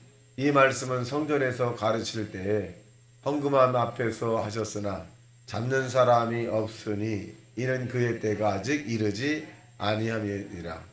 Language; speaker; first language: Korean; native; Korean